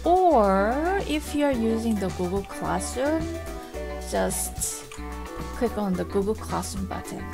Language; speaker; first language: English; non-native, fluent; Korean